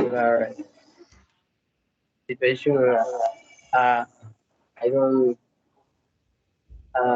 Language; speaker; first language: English; non-native, learner; Spanish